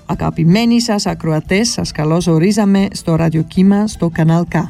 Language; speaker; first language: Greek; early bilingual, heritage; Greek